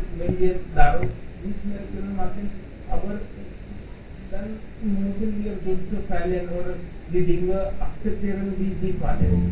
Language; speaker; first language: German; non-native, learner; Hindi